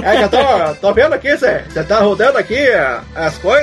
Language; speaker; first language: Portuguese; native; Portuguese